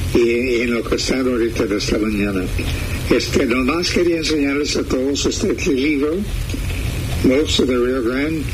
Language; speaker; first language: Spanish; early bilingual, heritage; Spanish